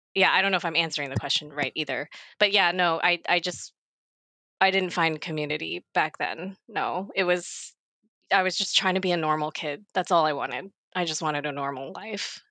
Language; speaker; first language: English; native; English